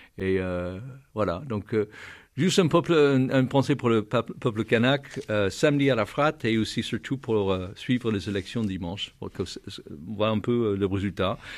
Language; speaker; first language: French; non-native, fluent; English